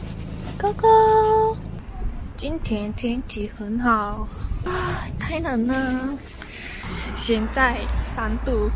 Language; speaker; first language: Chinese; non-native, learner; Korean